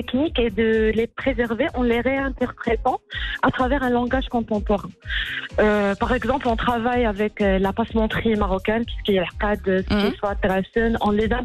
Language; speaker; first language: French; non-native, local second language; Arabic